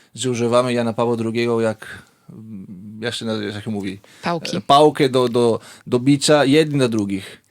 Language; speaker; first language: Polish; non-native, fluent; Italian